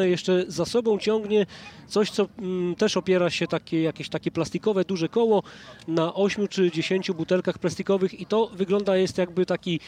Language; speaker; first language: Polish; native; Polish